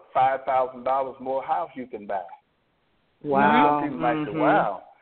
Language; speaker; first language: English; native; English